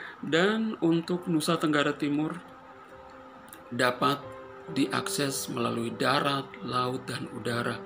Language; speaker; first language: Indonesian; non-native, fluent; Persian